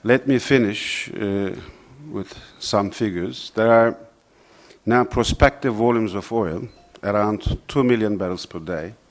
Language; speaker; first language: English; non-native, fluent; Turkish